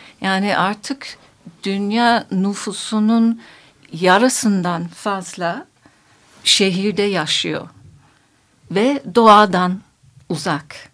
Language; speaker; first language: Turkish; non-native, fluent; English